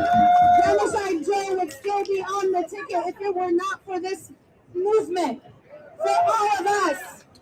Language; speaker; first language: English; native; English